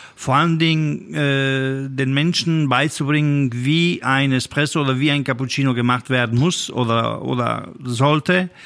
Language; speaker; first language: German; non-native, fluent; Italian